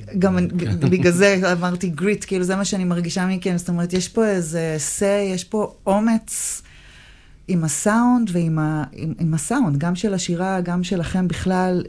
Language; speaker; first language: Hebrew; native; Hebrew